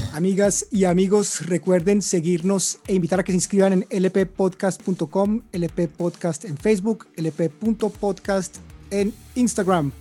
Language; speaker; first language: Spanish; native; Spanish